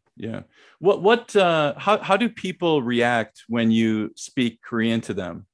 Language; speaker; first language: English; native; English